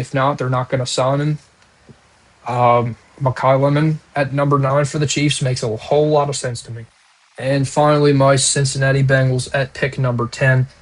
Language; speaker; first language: English; native; English